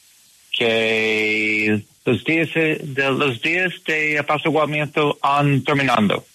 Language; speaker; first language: Spanish; non-native, learner; English